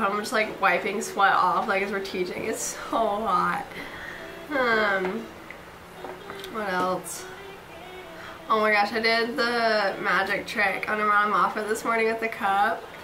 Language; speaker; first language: English; native; English